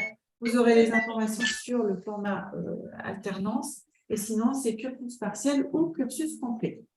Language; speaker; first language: French; native; French